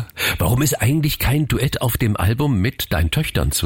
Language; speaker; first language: German; native; German